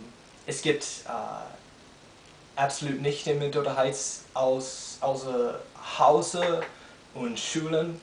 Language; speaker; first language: German; non-native, learner; English